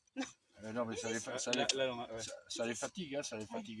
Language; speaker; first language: French; native; French